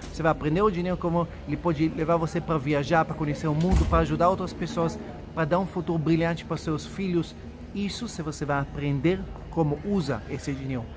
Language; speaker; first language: Portuguese; non-native, fluent; Hebrew